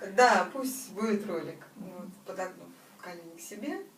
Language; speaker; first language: Russian; native; Russian